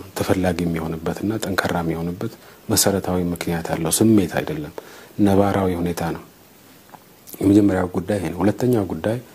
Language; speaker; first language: Amharic; non-native, local second language; Tigrinya